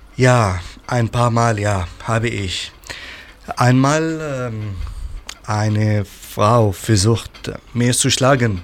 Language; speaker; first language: German; non-native, learner; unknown